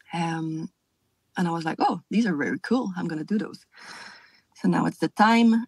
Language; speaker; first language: English; non-native, fluent; French